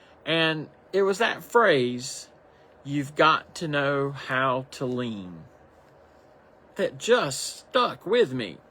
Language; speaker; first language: English; native; English